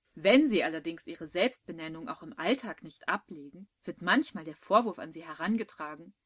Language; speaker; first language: German; native; German